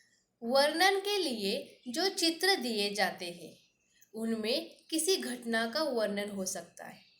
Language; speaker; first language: Hindi; native; Hindi